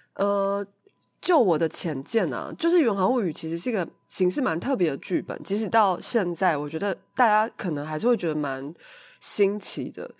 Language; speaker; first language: Chinese; native; Chinese